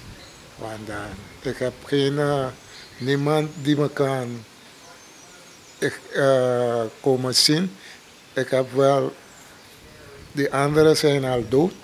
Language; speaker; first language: Dutch; non-native, local second language; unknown